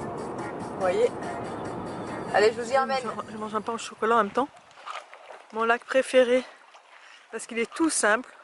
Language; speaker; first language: French; native; French